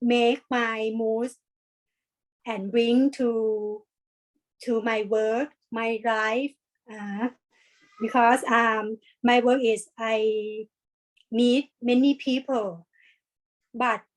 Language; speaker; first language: English; non-native, learner; Thai